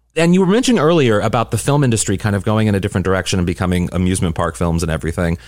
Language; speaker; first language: English; native; English